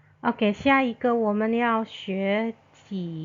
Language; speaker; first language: Chinese; non-native, fluent; Indonesian